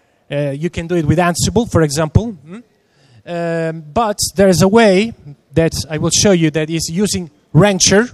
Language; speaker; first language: English; non-native, fluent; Italian